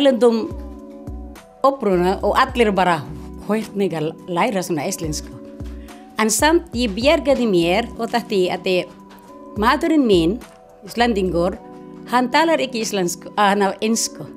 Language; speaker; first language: Icelandic; non-native, learner; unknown